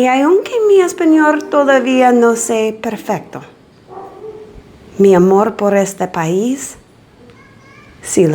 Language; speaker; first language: Spanish; non-native, learner; English